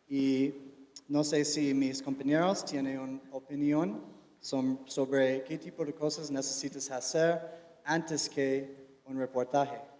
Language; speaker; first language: Spanish; non-native, fluent; English